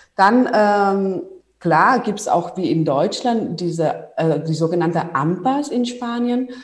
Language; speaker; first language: German; non-native, fluent; Spanish